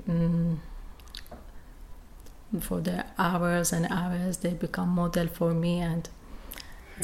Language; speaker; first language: English; non-native, learner; Persian